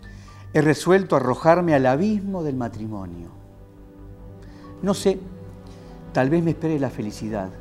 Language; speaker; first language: Spanish; native; Spanish